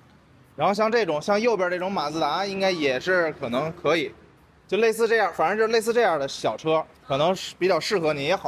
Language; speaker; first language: Chinese; native; Chinese